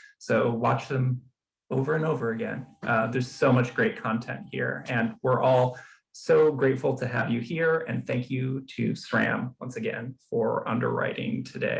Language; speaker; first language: English; native; English